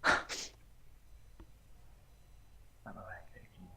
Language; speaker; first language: French; native; French